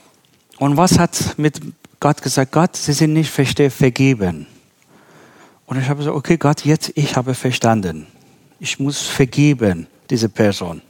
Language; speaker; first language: German; non-native, learner; Persian